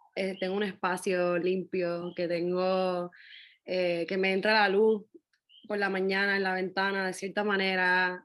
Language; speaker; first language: Spanish; native; Spanish